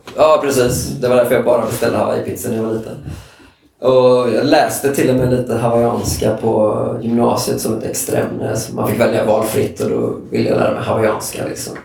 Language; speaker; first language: Swedish; native; Swedish